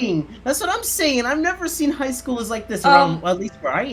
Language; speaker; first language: English; native; English